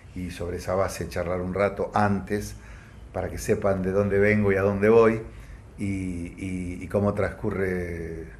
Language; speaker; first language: Spanish; native; Spanish